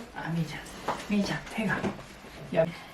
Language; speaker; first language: Japanese; native; Japanese